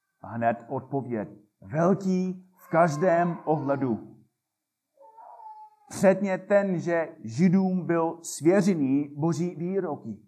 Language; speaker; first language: Czech; non-native, fluent; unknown